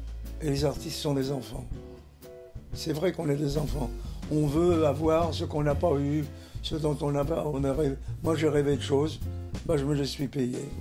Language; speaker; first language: French; native; French